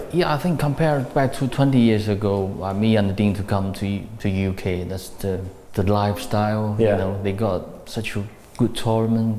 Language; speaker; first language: English; non-native, learner; Chinese